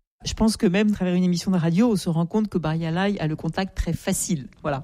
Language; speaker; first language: French; native; French